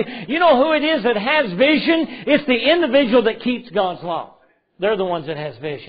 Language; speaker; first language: English; native; English